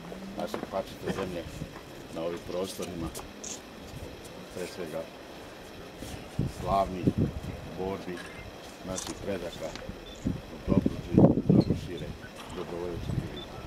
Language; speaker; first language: Serbian; native; Serbian